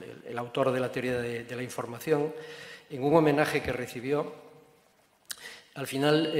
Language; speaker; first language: Spanish; native; Spanish